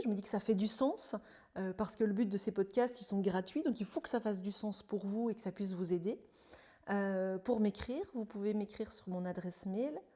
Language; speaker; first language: French; native; French